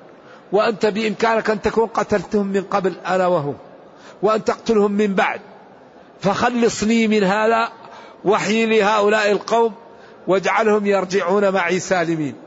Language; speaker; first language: Arabic; native; Arabic